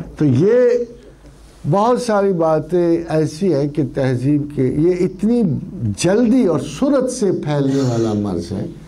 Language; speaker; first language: Urdu; non-native, local second language; Punjabi